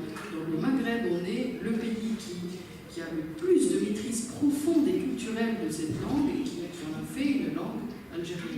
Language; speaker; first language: French; non-native, local second language; Kabyle